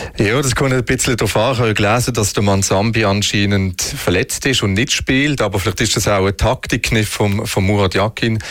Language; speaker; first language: German; native; German